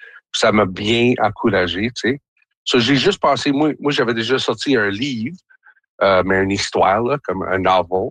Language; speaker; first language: French; native; French